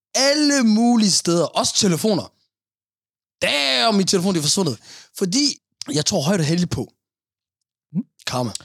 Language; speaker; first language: Danish; early bilingual, other home language; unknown